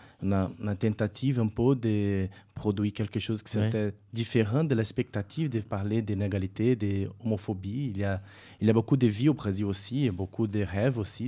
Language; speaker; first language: French; non-native, fluent; Portuguese